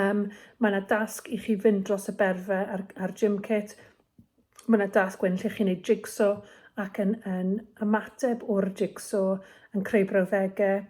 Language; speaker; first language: Welsh; native; Welsh